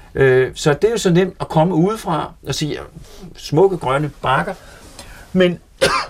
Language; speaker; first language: Danish; native; Danish